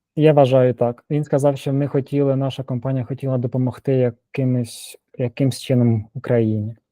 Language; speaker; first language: Ukrainian; native; Ukrainian